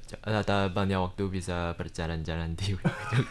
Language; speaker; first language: Indonesian; early bilingual, heritage; Indonesian